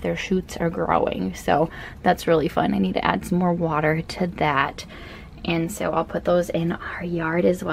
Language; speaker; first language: English; native; English